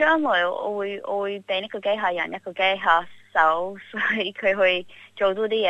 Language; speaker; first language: Cantonese; early bilingual, heritage; Cantonese